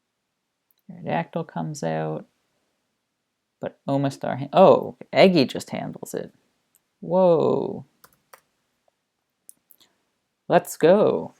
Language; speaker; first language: English; native; English